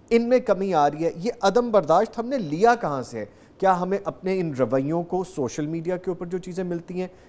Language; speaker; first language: Urdu; native; Urdu